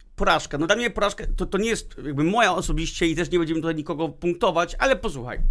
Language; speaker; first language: Polish; early bilingual, heritage; Polish